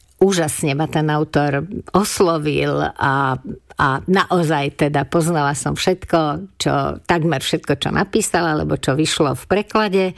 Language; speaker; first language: Slovak; non-native, local second language; Hungarian